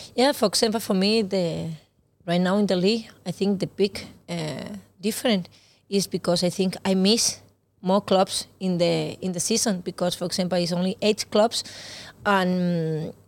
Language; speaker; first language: English; non-native, learner; Spanish